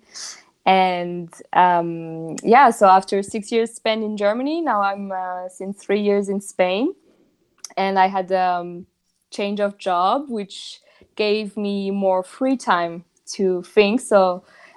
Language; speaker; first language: English; non-native, fluent; French